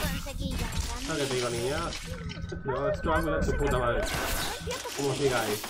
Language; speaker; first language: Spanish; native; Spanish